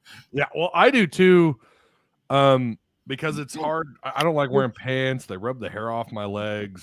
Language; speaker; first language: English; native; English